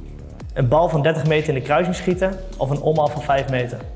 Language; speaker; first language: Dutch; native; Dutch